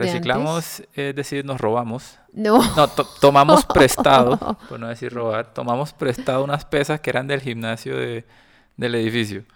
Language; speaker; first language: Spanish; native; Spanish